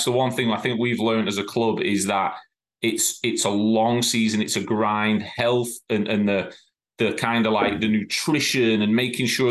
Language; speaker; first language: English; native; English